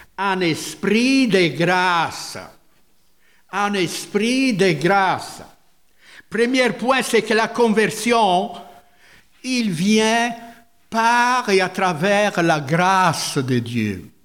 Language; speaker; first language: French; non-native, fluent; Italian